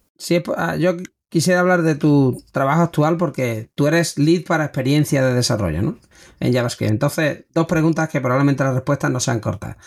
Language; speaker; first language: Spanish; native; Spanish